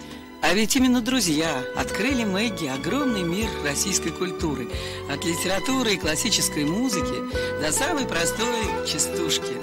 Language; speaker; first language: Russian; native; Russian